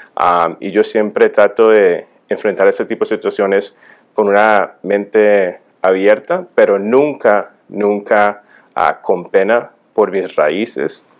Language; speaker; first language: Spanish; early bilingual, heritage; Spanish